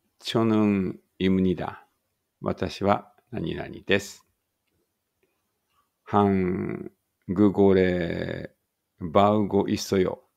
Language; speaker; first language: Japanese; native; Japanese